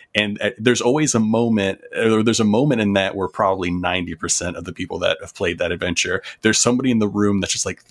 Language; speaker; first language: English; native; English